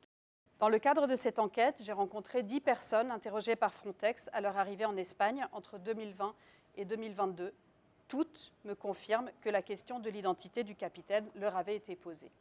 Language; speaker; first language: French; native; French